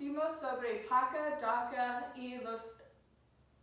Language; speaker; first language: Spanish; non-native, learner; English